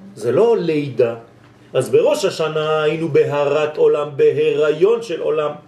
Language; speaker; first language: Hebrew; non-native, fluent; French